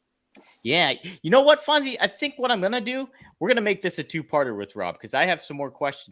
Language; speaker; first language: English; native; English